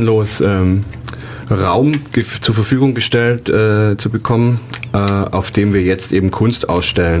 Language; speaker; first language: German; native; German